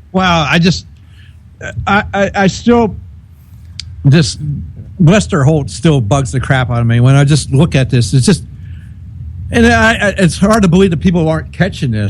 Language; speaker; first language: English; native; English